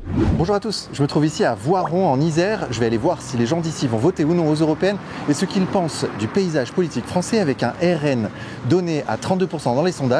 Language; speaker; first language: French; native; French